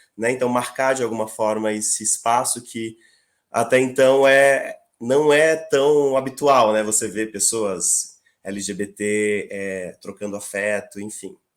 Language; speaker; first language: Portuguese; native; Portuguese